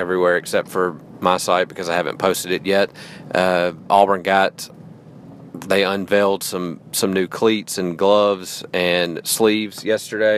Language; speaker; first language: English; native; English